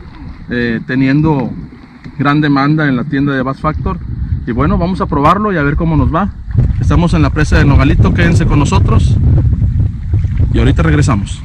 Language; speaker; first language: Spanish; native; Spanish